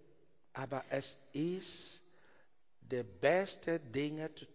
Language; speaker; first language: German; non-native, learner; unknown